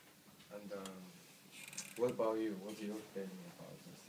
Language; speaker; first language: English; non-native, learner; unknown